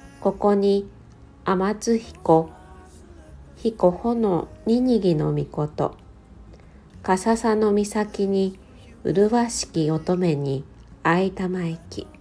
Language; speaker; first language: Japanese; native; Japanese